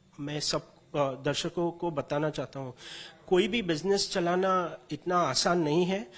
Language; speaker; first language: Hindi; non-native, local second language; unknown